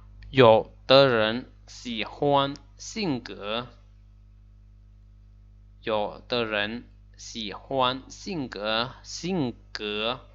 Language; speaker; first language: Chinese; non-native, fluent; Lao